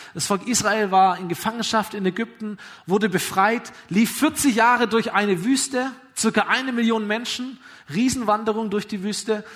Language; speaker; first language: German; native; German